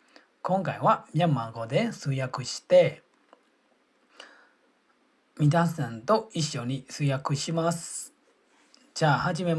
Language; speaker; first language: Japanese; non-native, fluent; Burmese